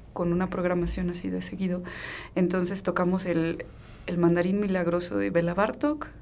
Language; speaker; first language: Spanish; native; Spanish